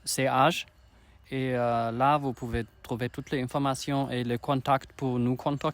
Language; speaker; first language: French; non-native, learner; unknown